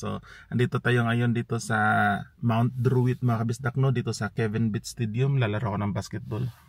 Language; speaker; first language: Filipino; non-native, local second language; Cebuano